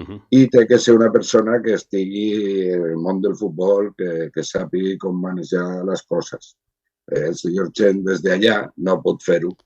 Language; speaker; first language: Catalan; non-native, local second language; Spanish